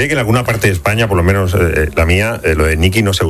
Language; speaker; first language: Spanish; native; Spanish